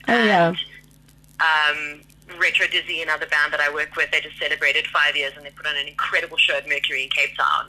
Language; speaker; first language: English; native; English